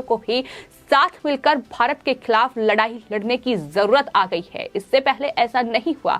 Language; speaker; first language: Hindi; native; Hindi